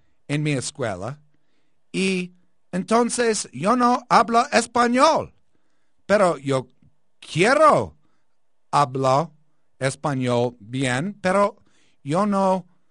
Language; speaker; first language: Spanish; non-native, learner; English